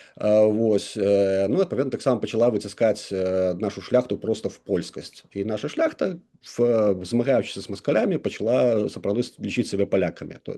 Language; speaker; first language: Belarusian; non-native, local second language; Russian